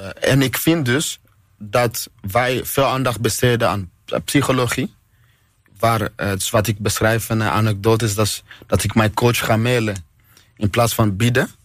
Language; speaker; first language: Dutch; non-native, fluent; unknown